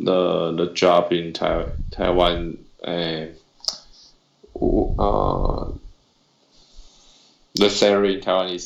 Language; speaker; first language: English; non-native, learner; Chinese